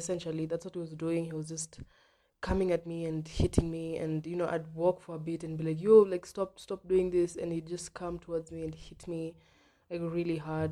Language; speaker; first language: English; non-native, local second language; Swahili